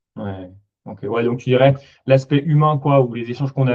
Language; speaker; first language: French; native; French